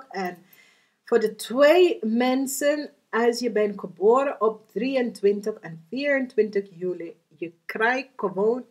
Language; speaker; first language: Dutch; non-native, learner; English